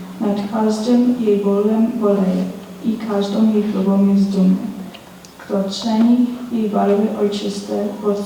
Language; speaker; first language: Polish; early bilingual, heritage; Polish